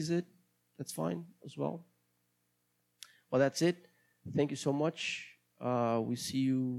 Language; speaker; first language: English; non-native, fluent; Portuguese